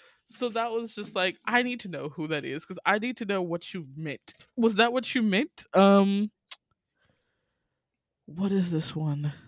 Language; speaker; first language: English; native; English